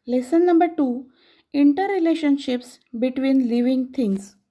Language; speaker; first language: English; non-native, local second language; Marathi